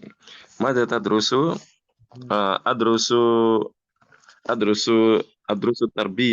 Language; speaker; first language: Arabic; non-native, learner; Indonesian